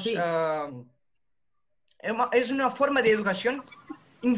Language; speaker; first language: Spanish; non-native, learner; Portuguese